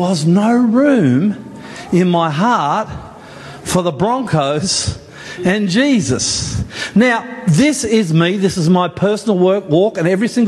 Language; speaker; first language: English; native; English